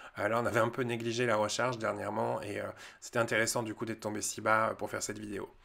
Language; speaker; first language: French; native; French